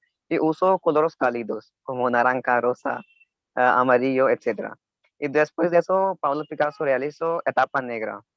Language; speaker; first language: Spanish; non-native, learner; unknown